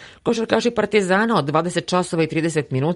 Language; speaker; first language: Serbian; native; Serbian